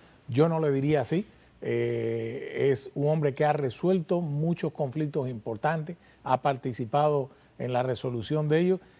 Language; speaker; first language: Spanish; native; Spanish